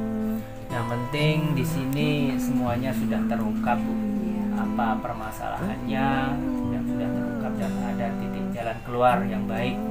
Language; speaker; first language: Indonesian; native; Indonesian